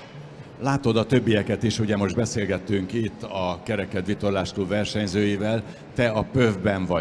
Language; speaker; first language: Hungarian; native; Hungarian